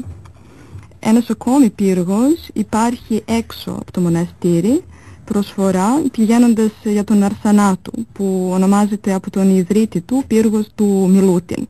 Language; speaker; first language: Greek; non-native, fluent; Serbian